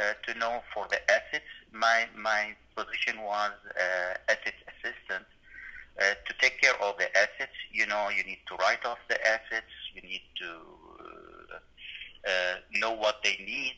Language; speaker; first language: English; non-native, learner; Arabic